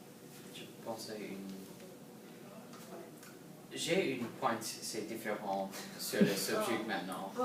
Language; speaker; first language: French; non-native, learner; English